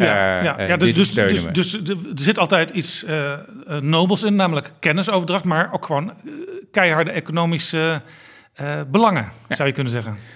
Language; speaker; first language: Dutch; native; Dutch